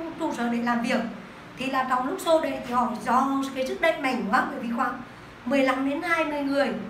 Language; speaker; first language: Vietnamese; native; Vietnamese